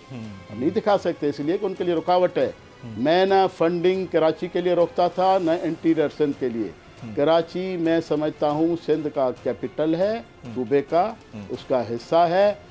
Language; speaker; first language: Urdu; non-native, local second language; Sindhi